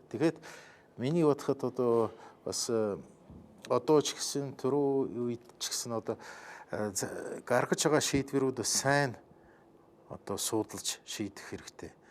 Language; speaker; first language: Mongolian; non-native, fluent; Russian